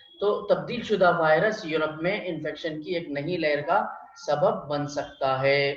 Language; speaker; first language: Urdu; native; Urdu